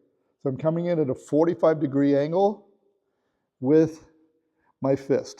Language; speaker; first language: English; native; English